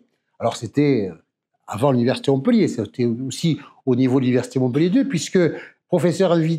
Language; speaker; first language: French; native; French